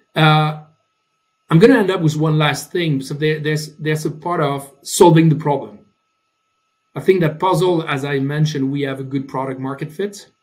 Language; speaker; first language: English; non-native, fluent; French